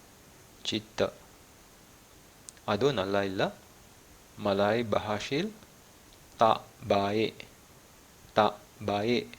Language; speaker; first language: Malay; non-native, fluent; Malayalam